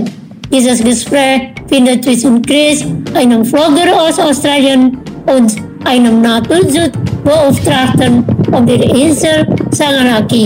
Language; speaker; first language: German; non-native, fluent; Indonesian